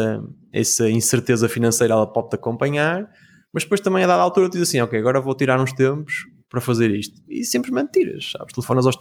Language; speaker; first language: Portuguese; native; Portuguese